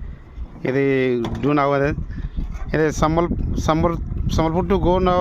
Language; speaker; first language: English; non-native, learner; Odia